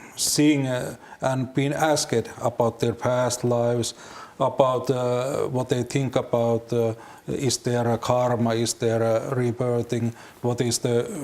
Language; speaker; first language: English; non-native, learner; Finnish